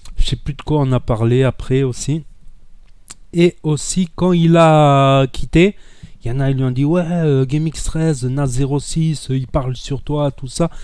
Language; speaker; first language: French; native; French